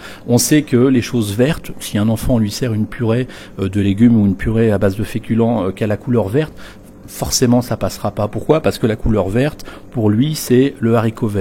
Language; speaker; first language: French; native; French